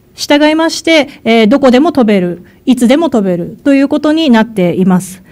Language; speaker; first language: Japanese; native; Japanese